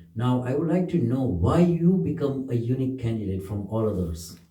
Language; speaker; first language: English; non-native, local second language; Gujarati